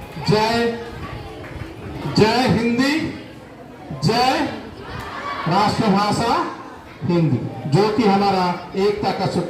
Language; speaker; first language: Hindi; non-native, local second language; Odia